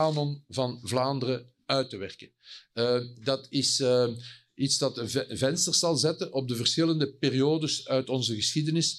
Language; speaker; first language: Dutch; native; Dutch